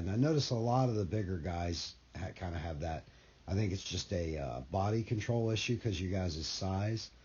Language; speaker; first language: English; native; English